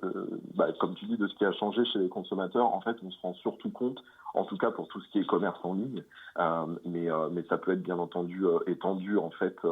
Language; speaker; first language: French; native; French